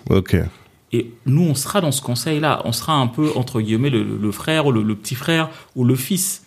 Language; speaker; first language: French; non-native, local second language; Lingala